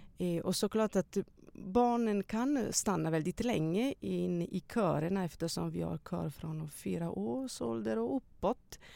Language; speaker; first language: Swedish; non-native, fluent; Italian